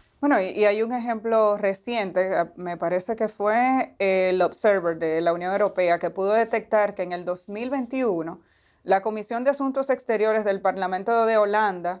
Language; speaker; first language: Spanish; native; Spanish